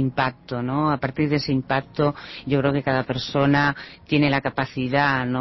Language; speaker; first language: Spanish; early bilingual, heritage; Spanish